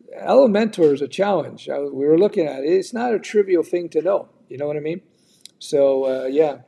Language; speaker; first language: English; native; English